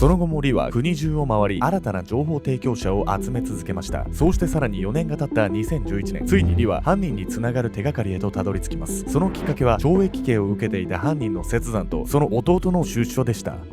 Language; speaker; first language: Japanese; native; Japanese